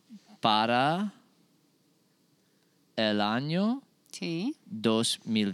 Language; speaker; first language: Spanish; non-native, learner; English